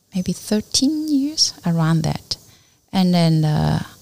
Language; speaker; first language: English; non-native, learner; Chinese